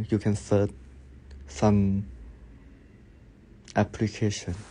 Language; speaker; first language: English; non-native, learner; Thai